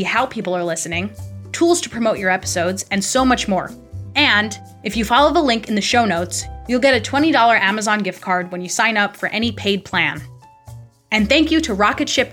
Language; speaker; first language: English; native; English